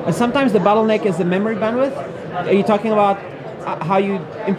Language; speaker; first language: English; non-native, fluent; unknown